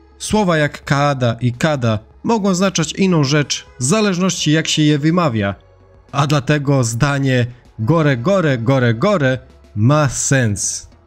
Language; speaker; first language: Polish; non-native, fluent; Serbian